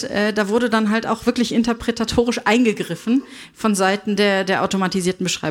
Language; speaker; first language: German; native; German